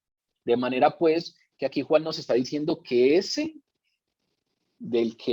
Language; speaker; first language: Spanish; native; Spanish